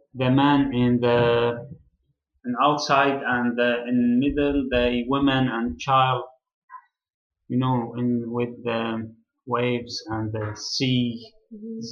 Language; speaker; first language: English; non-native, learner; Arabic